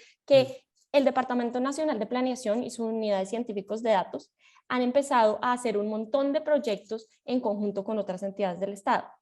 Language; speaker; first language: Spanish; native; Spanish